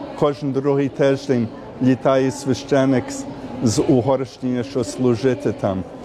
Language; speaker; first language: Ukrainian; early bilingual, heritage; Ukrainian